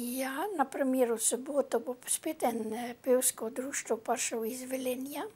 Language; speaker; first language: Slovenian; early bilingual, heritage; Slovenian